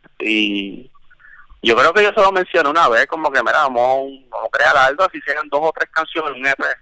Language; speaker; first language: Spanish; early bilingual, heritage; Spanish